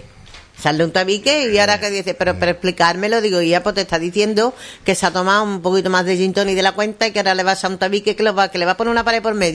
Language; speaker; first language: Spanish; native; Spanish